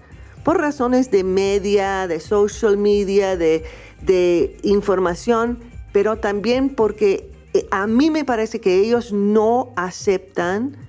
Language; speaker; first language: Spanish; non-native, fluent; English